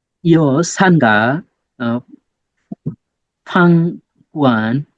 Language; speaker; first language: Chinese; non-native, learner; Bangla